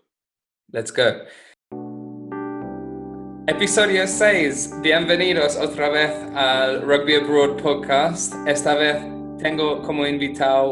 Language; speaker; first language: Spanish; non-native, fluent; English